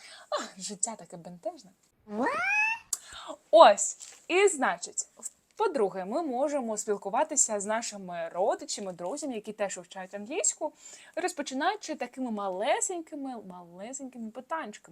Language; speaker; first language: Ukrainian; non-native, fluent; Russian